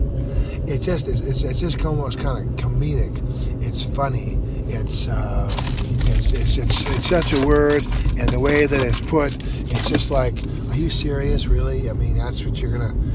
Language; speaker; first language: English; native; English